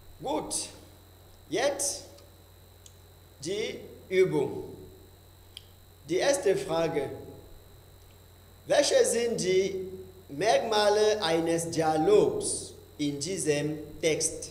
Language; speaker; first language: German; non-native, fluent; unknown